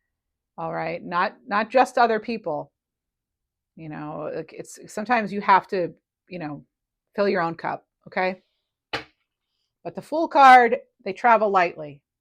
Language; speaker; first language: English; native; English